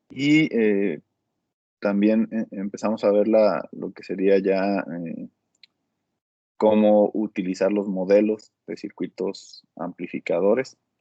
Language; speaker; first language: Spanish; native; Spanish